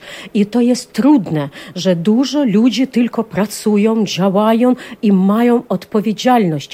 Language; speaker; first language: Polish; non-native, fluent; Ukrainian